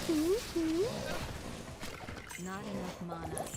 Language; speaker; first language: English; native; English